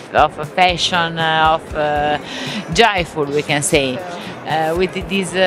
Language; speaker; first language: English; non-native, fluent; Italian